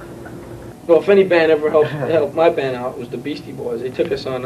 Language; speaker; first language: English; native; English